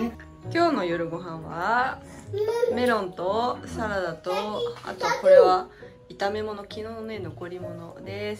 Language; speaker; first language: Japanese; native; Japanese